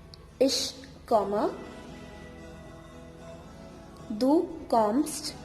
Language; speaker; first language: German; non-native, learner; Hindi